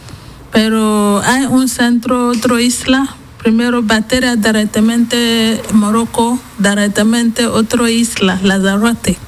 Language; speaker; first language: Spanish; non-native, learner; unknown